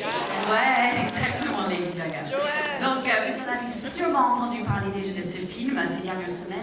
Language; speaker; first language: French; native; French